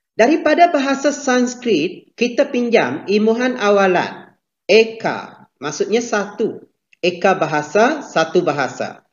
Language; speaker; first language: Malay; native; Malay